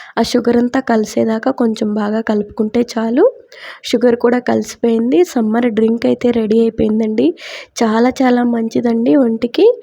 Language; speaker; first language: Telugu; native; Telugu